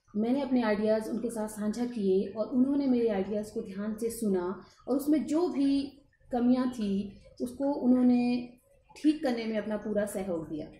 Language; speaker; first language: Hindi; native; Hindi